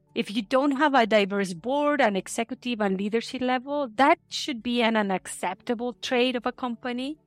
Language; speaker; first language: English; non-native, fluent; Spanish